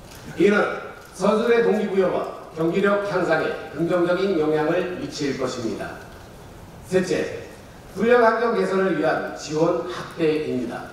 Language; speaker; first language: Korean; native; Korean